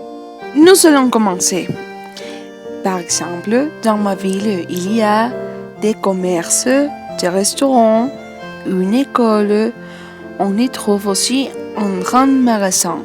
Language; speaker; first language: French; non-native, fluent; Spanish